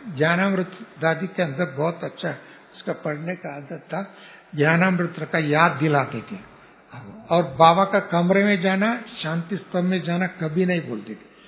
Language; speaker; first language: Hindi; non-native, local second language; Kannada